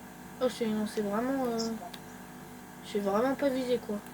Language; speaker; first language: French; native; French